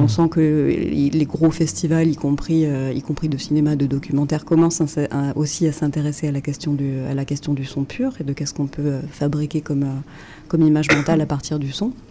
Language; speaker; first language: French; native; French